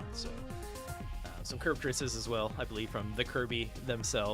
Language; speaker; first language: English; native; English